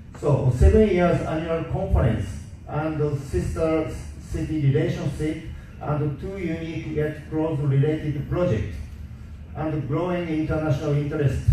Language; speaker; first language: English; non-native, learner; Japanese